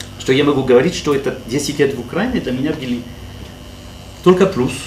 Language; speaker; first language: Russian; non-native, learner; French